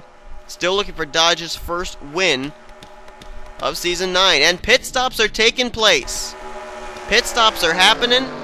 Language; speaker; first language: English; native; English